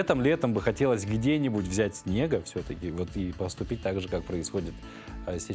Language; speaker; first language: Russian; native; Russian